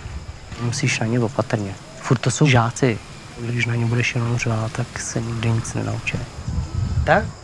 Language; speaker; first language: Czech; native; Czech